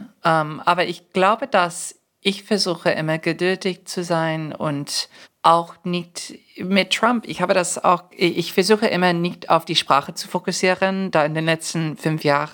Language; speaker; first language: German; non-native, fluent; English